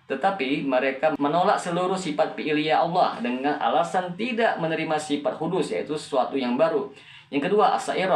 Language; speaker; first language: Indonesian; native; Indonesian